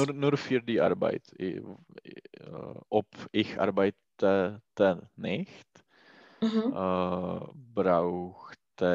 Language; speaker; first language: German; non-native, learner; Czech